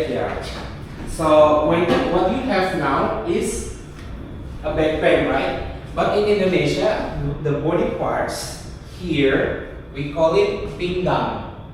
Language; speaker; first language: English; non-native, local second language; Indonesian